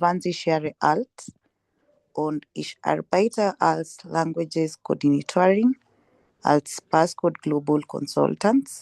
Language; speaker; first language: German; non-native, learner; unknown